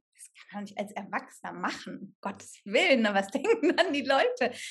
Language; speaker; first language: German; native; German